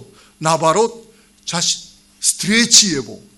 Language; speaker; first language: Russian; non-native, learner; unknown